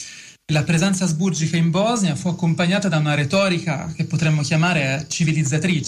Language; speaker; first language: Italian; native; Italian